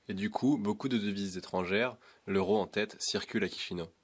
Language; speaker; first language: French; native; French